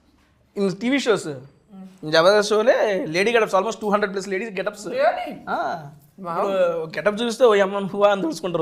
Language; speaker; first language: Telugu; native; Telugu